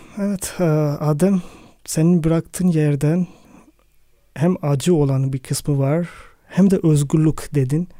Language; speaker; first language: Turkish; non-native, fluent; Arabic